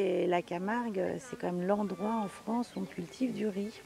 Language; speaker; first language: French; native; French